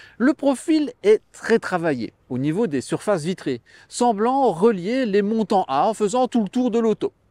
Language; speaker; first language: French; native; French